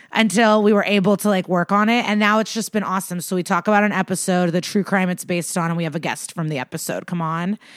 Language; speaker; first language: English; early bilingual, other home language; Russian